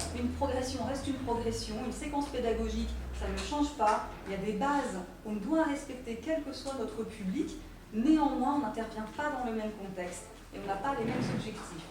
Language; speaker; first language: French; native; French